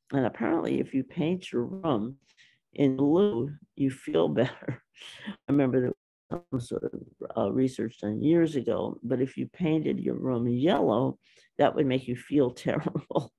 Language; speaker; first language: English; native; English